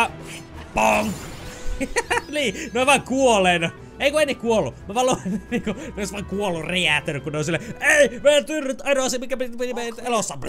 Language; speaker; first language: Finnish; native; Finnish